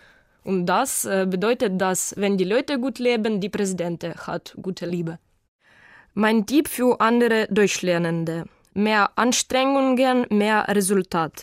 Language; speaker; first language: German; non-native, learner; Ukrainian